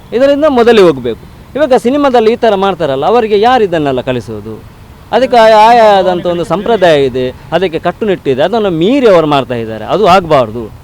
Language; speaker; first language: Kannada; non-native, local second language; Tulu